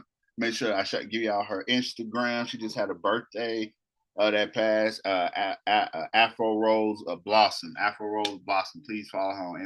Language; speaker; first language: English; native; English